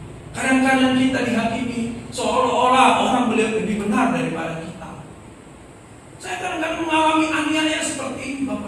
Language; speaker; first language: Indonesian; native; Indonesian